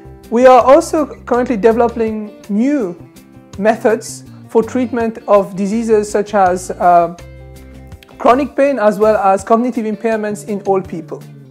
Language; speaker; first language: English; non-native, local second language; Morisyen